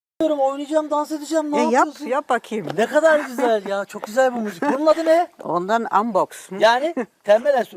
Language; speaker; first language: Turkish; non-native, learner; German